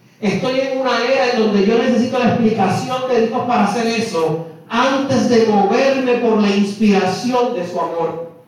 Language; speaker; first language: Spanish; native; Spanish